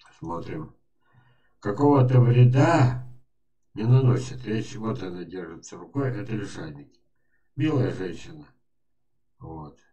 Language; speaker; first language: Russian; native; Russian